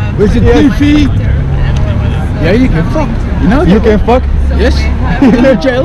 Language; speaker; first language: English; non-native, learner; Dutch